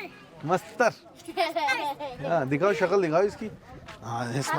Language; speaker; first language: Hindi; native; Hindi